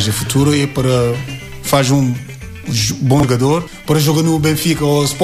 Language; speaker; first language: Portuguese; non-native, learner; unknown